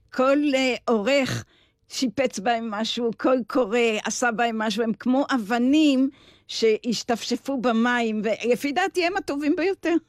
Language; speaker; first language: Hebrew; native; Hebrew